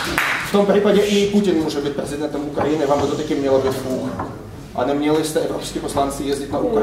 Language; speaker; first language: Czech; non-native, fluent; Russian